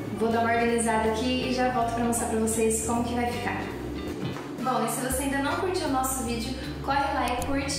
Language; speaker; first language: Portuguese; native; Portuguese